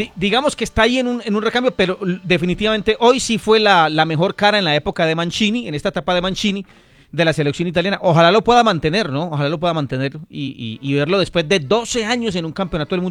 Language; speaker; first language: Spanish; native; Spanish